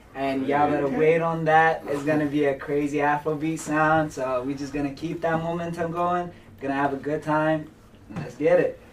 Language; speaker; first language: English; early bilingual, other home language; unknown